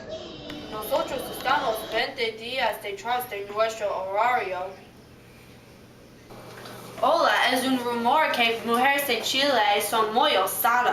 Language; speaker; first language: Spanish; non-native, learner; English